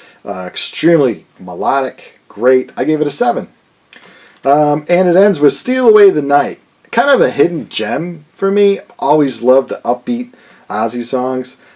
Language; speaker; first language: English; native; English